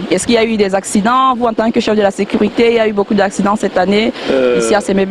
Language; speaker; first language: French; non-native, local second language; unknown